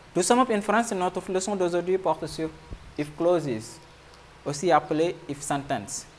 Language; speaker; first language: French; non-native, local second language; Wolof